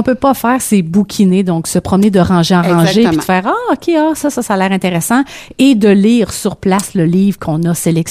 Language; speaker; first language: French; native; French